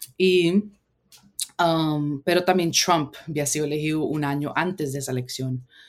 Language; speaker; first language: Spanish; early bilingual, heritage; Spanish